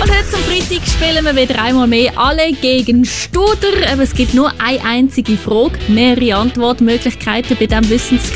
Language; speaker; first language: German; native; German